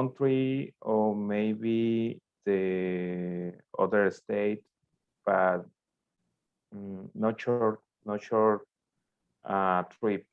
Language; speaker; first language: English; non-native, learner; Spanish